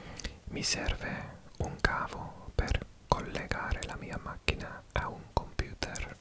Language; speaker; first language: Italian; non-native, learner; English